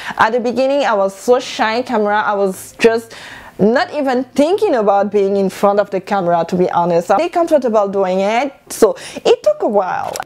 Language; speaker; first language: English; non-native, fluent; French